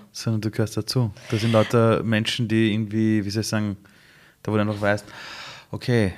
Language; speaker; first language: German; early bilingual, other home language; Persian